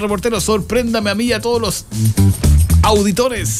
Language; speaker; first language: Spanish; native; Spanish